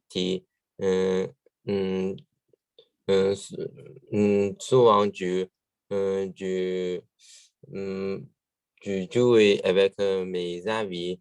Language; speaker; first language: French; non-native, learner; Chinese